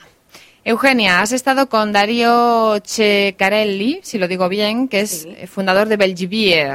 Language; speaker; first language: Spanish; native; Spanish